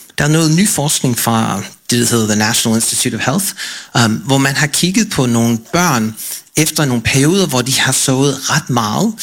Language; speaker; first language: Danish; non-native, fluent; English